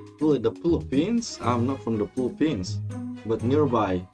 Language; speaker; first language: English; non-native, fluent; Indonesian